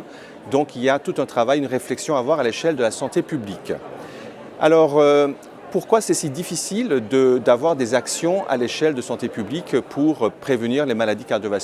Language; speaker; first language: French; native; French